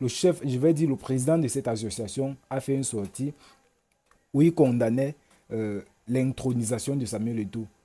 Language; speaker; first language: French; native; French